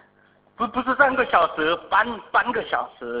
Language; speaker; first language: Chinese; non-native, fluent; Korean